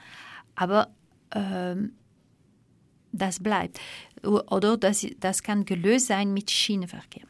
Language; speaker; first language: German; non-native, learner; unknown